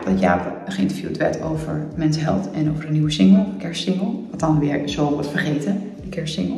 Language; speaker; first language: Dutch; native; Dutch